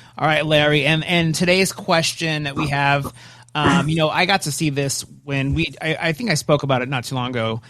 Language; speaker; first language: English; native; English